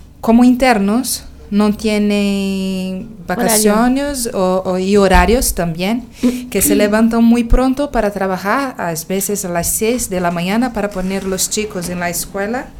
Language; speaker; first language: Spanish; non-native, learner; Portuguese